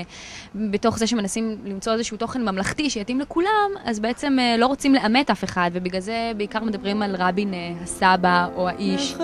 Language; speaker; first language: Hebrew; native; Hebrew